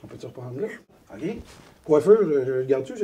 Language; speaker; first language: French; native; French